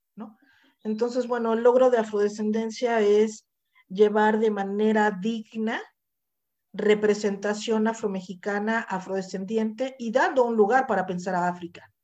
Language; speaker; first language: Spanish; native; Spanish